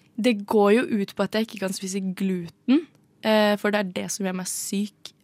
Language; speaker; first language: Norwegian; native; Norwegian